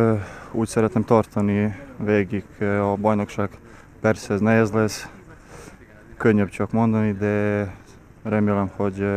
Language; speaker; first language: Hungarian; non-native, fluent; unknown